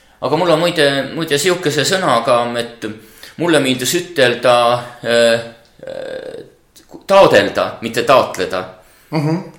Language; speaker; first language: Estonian; native; Estonian